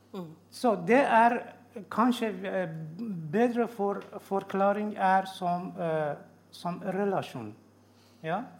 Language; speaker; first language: Norwegian; non-native, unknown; Persian